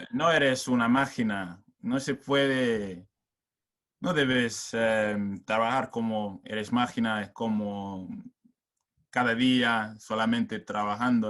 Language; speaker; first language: Spanish; non-native, learner; English